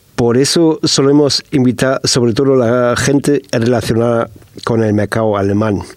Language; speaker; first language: Spanish; non-native, fluent; German